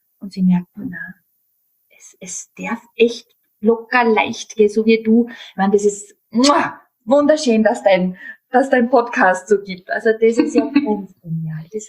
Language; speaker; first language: German; native; German